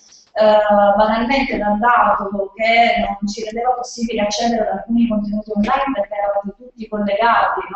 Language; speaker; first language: Italian; native; Italian